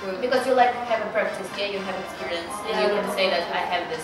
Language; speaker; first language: English; non-native, learner; Russian